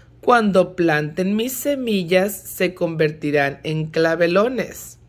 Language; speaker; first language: Spanish; early bilingual, heritage; Spanish